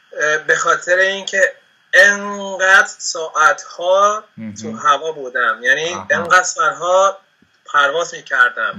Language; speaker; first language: Persian; non-native, fluent; Spanish